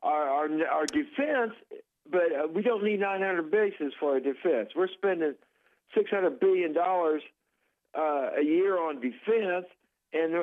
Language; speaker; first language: English; native; English